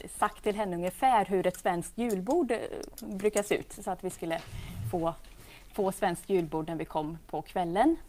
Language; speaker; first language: Swedish; native; Swedish